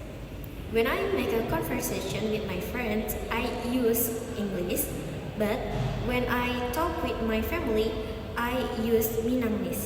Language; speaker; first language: English; non-native, learner; Minangkabau